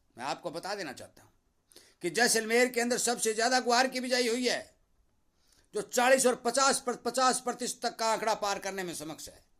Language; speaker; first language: Hindi; native; Hindi